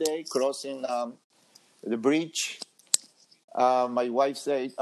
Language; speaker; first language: English; non-native, fluent; Spanish